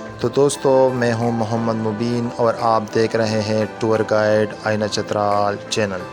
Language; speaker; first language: Urdu; non-native, local second language; Khowar